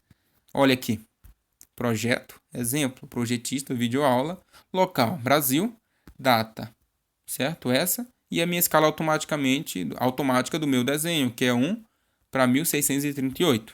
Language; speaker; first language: Portuguese; native; Portuguese